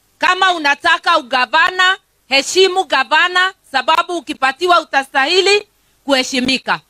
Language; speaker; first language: Swahili; non-native, local second language; Kikuyu